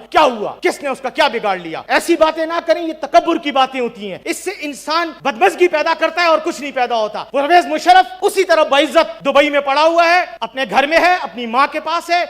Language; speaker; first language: Urdu; non-native, local second language; Pashto